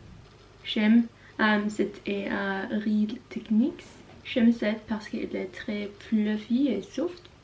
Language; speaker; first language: French; non-native, learner; Norwegian